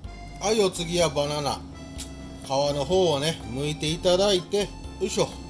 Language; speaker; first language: Japanese; native; Japanese